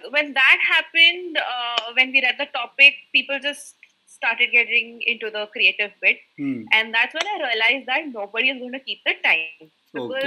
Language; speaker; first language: English; non-native, local second language; Hindi